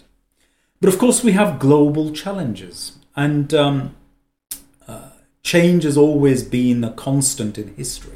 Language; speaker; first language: English; native; English